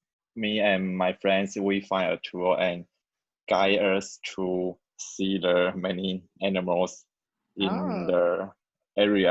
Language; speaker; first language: English; non-native, learner; Chinese